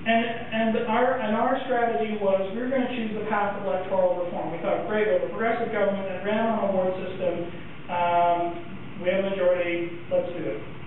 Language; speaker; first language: English; native; English